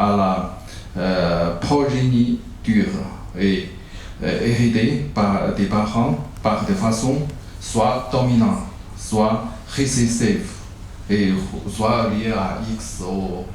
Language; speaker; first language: French; non-native, learner; Chinese